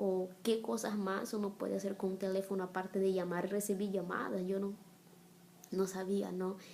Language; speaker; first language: Spanish; non-native, fluent; Portuguese